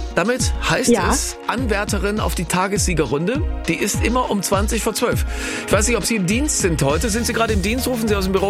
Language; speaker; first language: German; native; German